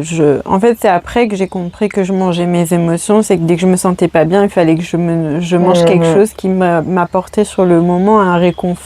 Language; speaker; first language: French; native; French